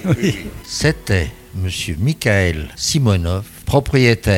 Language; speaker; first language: French; native; French